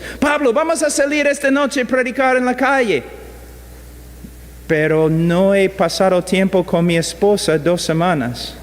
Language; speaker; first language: Spanish; non-native, fluent; English